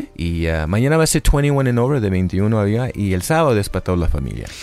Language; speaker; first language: Spanish; early bilingual, heritage; Spanish